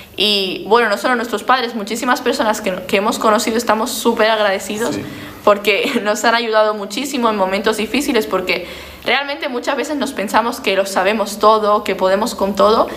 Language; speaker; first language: Spanish; native; Spanish